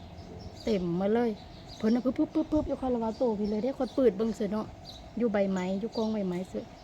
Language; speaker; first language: Thai; non-native, local second language; Lao